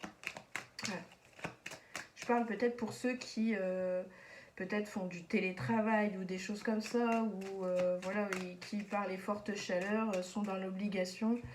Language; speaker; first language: French; native; French